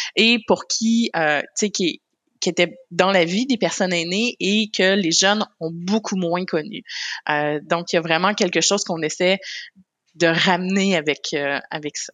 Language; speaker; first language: French; native; French